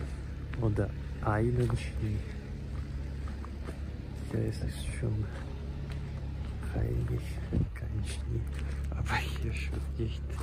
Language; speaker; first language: German; non-native, learner; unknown